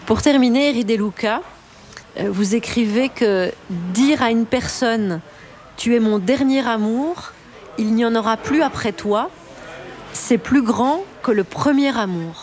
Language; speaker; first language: French; native; French